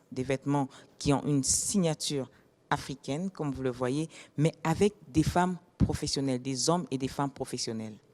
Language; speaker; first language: French; non-native, local second language; Lingala